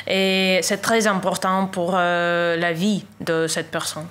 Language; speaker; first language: French; non-native, learner; Russian